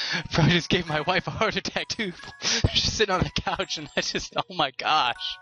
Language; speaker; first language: English; native; English